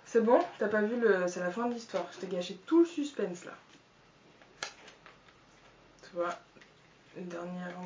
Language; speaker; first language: French; native; French